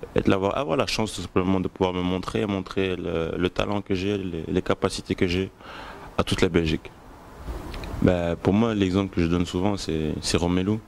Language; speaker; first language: French; native; French